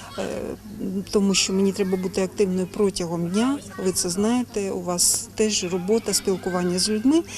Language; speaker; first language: Ukrainian; native; Ukrainian